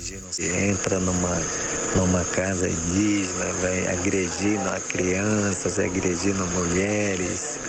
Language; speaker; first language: Portuguese; non-native, local second language; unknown